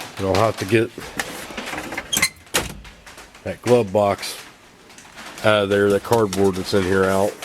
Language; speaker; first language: English; native; English